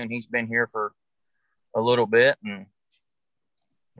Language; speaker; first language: English; native; English